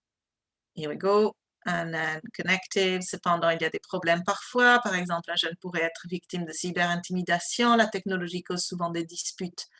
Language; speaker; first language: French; non-native, fluent; English